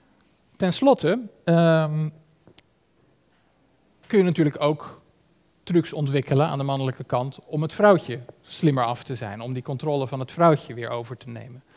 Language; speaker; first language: Dutch; native; Dutch